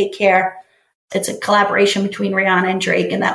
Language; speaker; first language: English; native; English